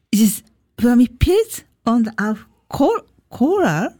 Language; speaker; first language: German; non-native, learner; Japanese